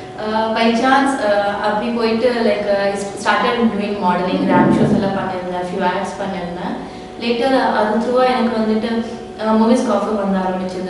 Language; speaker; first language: Tamil; non-native, local second language; Telugu